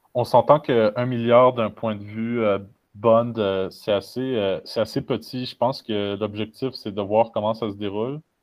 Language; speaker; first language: French; native; French